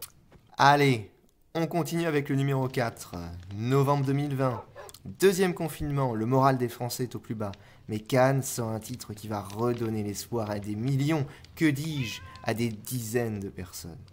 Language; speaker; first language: French; native; French